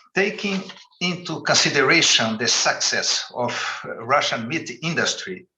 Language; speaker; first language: English; non-native, fluent; Portuguese